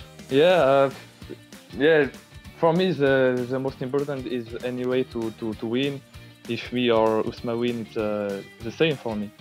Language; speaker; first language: English; non-native, fluent; French